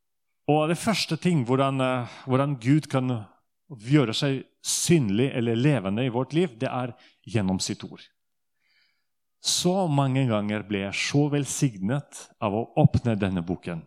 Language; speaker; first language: Norwegian; non-native, fluent; Russian